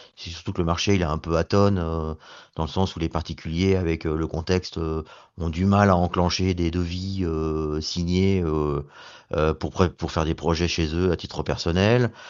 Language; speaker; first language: French; native; French